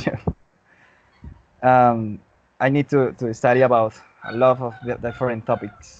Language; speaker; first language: English; non-native, learner; Spanish